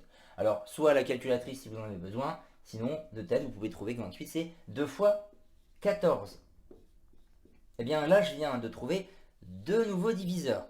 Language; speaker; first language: French; native; French